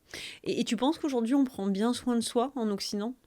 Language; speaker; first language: French; native; French